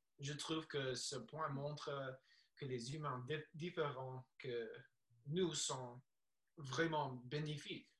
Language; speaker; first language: French; non-native, learner; English